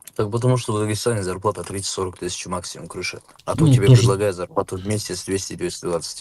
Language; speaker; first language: Russian; non-native, local second language; Avaric